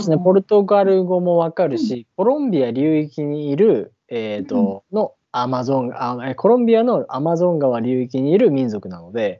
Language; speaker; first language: Japanese; native; Japanese